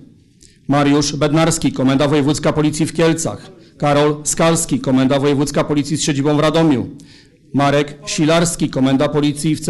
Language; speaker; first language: Polish; native; Polish